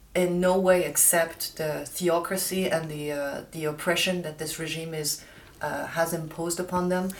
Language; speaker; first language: English; non-native, fluent; Persian